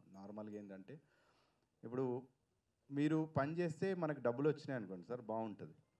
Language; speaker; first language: Telugu; native; Telugu